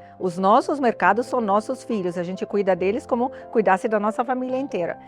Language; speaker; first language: Portuguese; non-native, fluent; Arabic